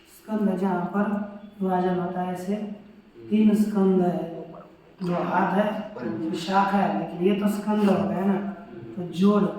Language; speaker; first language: Hindi; non-native, local second language; Marathi